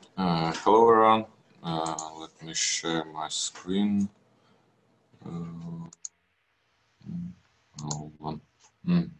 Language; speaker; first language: English; non-native, learner; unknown